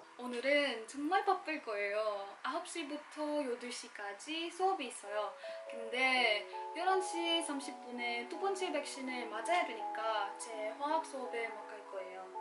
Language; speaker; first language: Korean; non-native, learner; Filipino